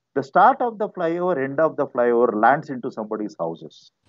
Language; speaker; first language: English; non-native, local second language; Telugu